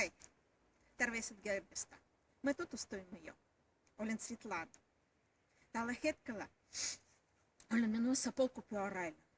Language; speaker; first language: Finnish; non-native, learner; Russian